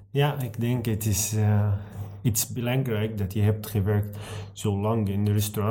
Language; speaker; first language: Dutch; non-native, learner; Arabic